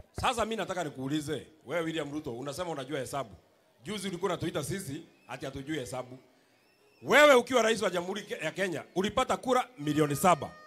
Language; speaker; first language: Swahili; non-native, local second language; Kikuyu